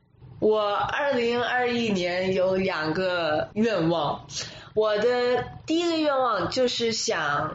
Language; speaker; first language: Chinese; early bilingual, other home language; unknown